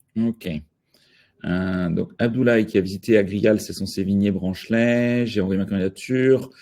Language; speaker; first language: French; native; French